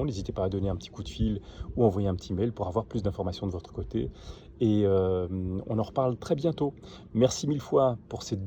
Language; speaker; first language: French; native; French